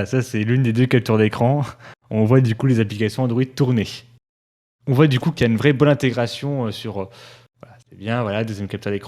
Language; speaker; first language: French; native; French